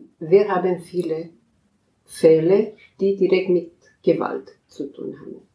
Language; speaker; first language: German; non-native, fluent; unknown